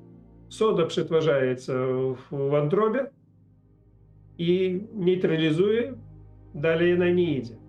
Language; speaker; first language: Polish; non-native, learner; Russian